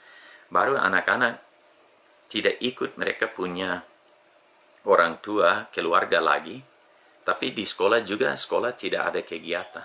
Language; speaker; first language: Indonesian; non-native, fluent; English